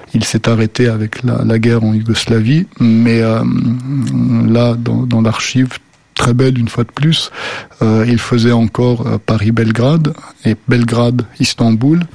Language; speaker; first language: French; early bilingual, other home language; Slovenian